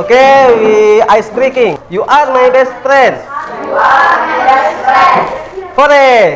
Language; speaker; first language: English; non-native, learner; Indonesian